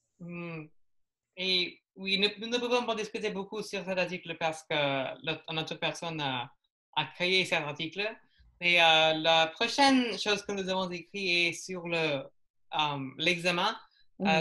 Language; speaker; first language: French; non-native, learner; English